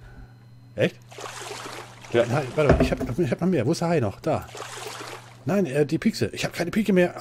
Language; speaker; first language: German; native; German